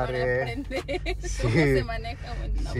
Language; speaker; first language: Spanish; native; Spanish